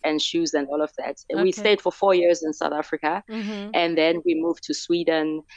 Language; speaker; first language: English; non-native, local second language; Xhosa